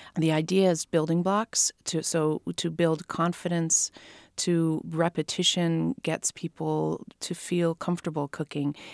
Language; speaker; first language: English; native; English